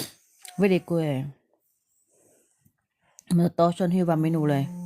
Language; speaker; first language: Finnish; non-native, learner; Vietnamese